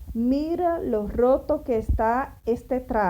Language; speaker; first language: Spanish; non-native, fluent; Portuguese